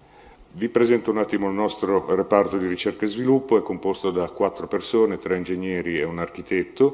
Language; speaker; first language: Italian; native; Italian